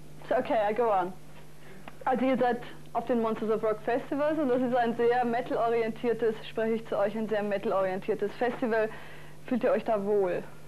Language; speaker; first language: German; native; German